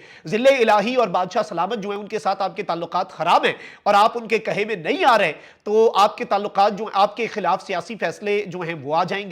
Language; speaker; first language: Urdu; native; Urdu